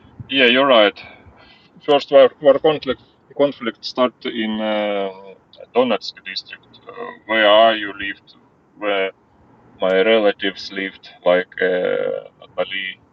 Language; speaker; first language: English; non-native, learner; Ukrainian